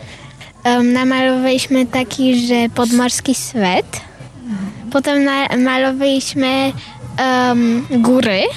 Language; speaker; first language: Polish; early bilingual, heritage; Polish